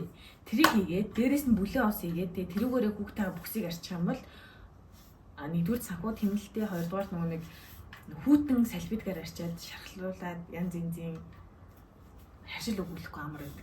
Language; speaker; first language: Mongolian; native; Mongolian